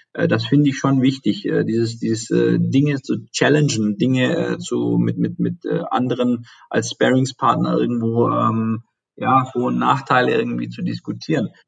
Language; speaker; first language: German; early bilingual, other home language; Turkish